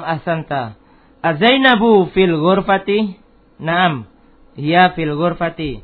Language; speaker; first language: Arabic; non-native, fluent; Indonesian